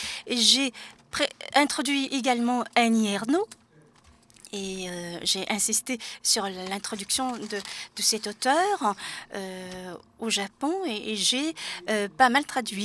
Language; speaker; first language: French; non-native, fluent; Japanese